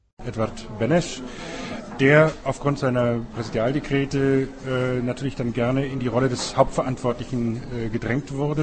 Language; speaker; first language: German; native; German